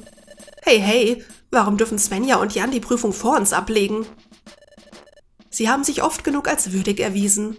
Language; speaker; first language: German; native; German